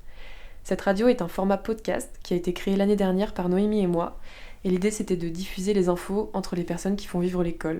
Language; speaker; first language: French; native; French